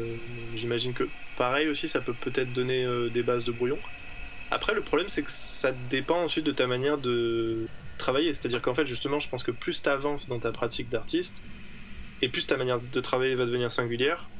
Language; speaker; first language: French; native; French